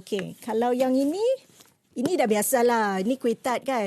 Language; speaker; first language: Malay; native; Malay